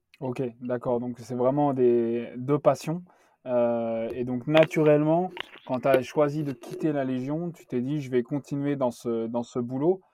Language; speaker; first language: French; native; French